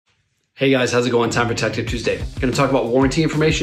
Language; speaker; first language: English; native; English